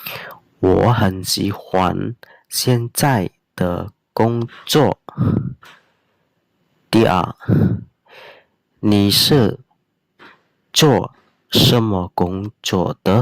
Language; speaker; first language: Chinese; non-native, fluent; Khmer